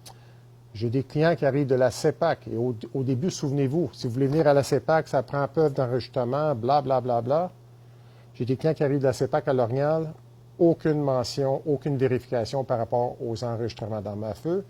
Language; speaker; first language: French; native; French